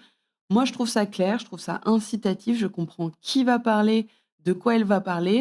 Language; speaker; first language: French; native; French